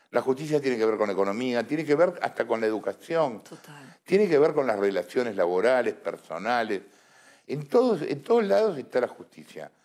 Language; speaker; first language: Spanish; native; Spanish